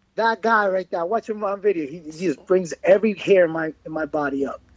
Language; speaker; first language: English; non-native, fluent; Spanish